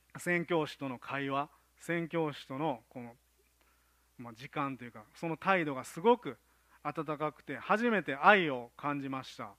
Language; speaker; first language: Japanese; native; Japanese